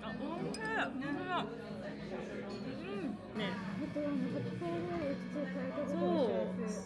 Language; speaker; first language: Japanese; native; Japanese